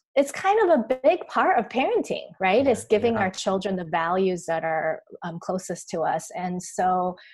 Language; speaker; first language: English; early bilingual, other home language; Chinese